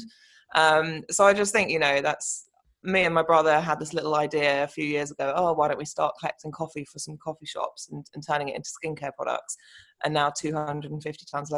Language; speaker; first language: English; native; English